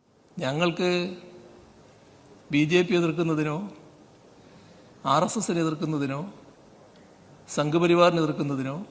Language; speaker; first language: Malayalam; native; Malayalam